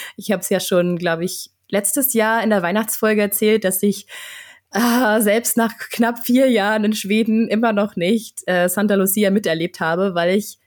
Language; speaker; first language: German; native; German